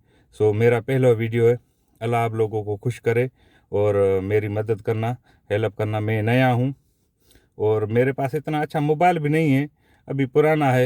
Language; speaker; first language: Hindi; non-native, local second language; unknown